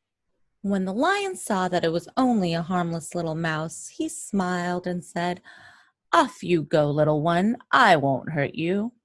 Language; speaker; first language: English; native; English